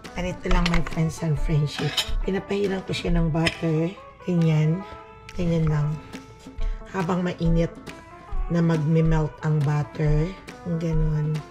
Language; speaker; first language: Filipino; non-native, local second language; Cebuano